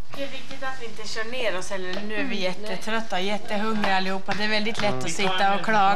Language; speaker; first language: Swedish; native; Swedish